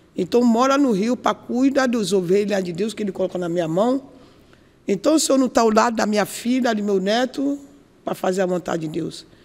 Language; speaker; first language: Portuguese; non-native, learner; Yoruba